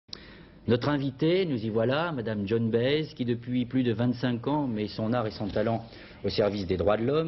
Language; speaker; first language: French; native; French